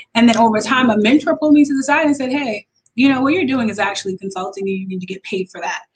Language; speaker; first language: English; native; English